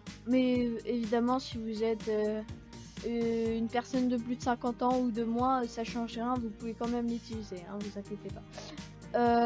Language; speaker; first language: French; native; French